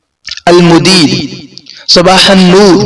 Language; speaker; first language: Arabic; non-native, fluent; Urdu